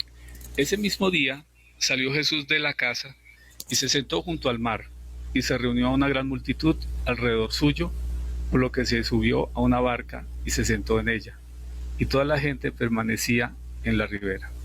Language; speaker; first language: Spanish; native; Spanish